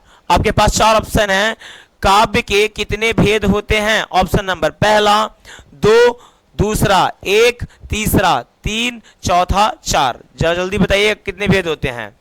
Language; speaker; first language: Hindi; native; Hindi